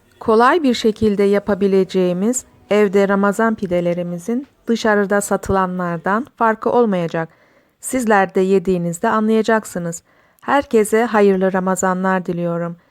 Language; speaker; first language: Turkish; native; Turkish